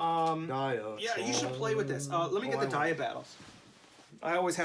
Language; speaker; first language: English; native; English